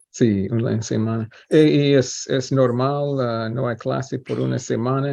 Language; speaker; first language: Spanish; non-native, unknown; English